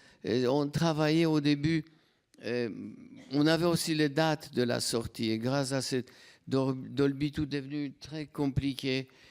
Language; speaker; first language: French; non-native, fluent; Polish